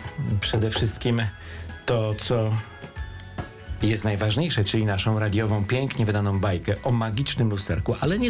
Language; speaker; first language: Polish; native; Polish